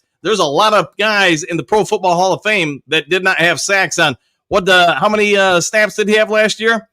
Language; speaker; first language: English; native; English